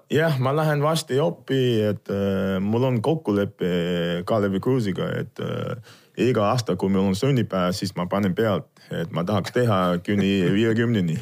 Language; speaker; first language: Estonian; non-native, fluent; English